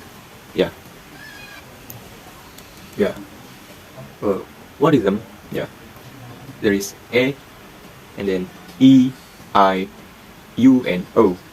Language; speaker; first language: English; non-native, learner; Indonesian